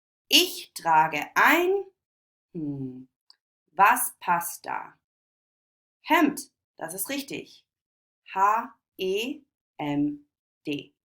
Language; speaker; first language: German; non-native, fluent; English